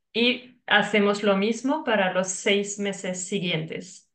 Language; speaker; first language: Spanish; non-native, fluent; French